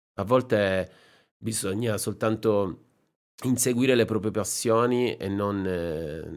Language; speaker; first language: Italian; native; Italian